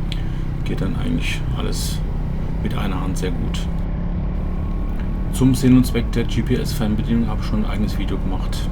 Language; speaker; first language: German; native; German